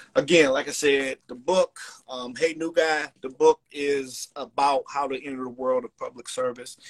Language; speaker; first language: English; native; English